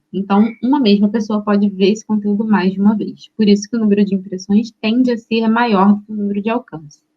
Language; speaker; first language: Portuguese; native; Portuguese